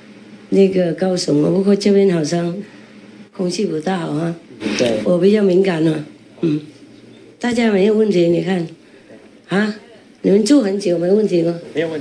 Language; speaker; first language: Chinese; non-native, fluent; Vietnamese